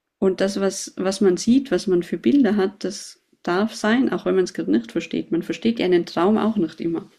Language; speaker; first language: German; native; German